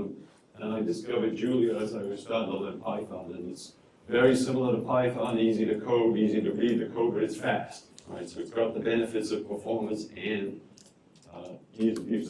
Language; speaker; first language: English; native; English